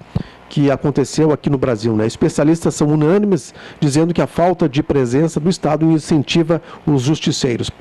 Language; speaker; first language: Portuguese; native; Portuguese